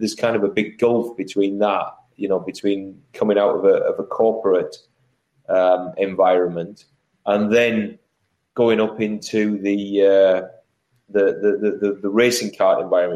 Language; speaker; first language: English; native; English